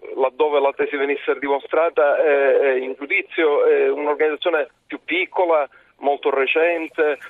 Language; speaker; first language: Italian; native; Italian